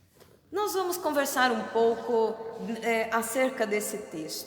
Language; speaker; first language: Portuguese; native; Portuguese